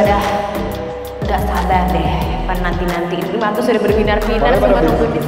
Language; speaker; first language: Indonesian; native; Indonesian